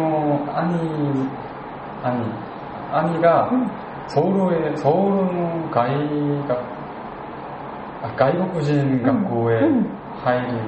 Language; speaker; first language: Japanese; non-native, learner; Korean